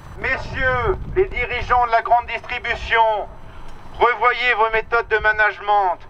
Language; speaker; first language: French; native; French